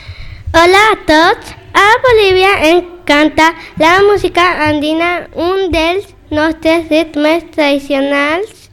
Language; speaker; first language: Catalan; non-native, learner; Spanish